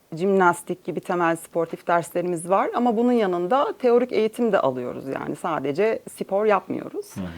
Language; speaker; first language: Turkish; native; Turkish